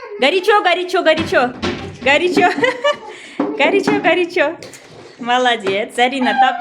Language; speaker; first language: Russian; non-native, local second language; Kazakh